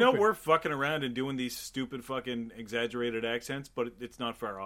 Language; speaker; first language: English; native; English